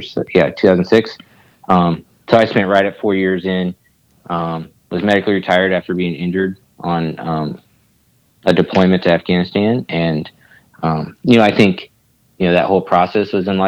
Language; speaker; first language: English; native; English